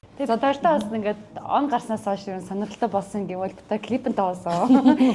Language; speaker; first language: Mongolian; early bilingual, heritage; Mongolian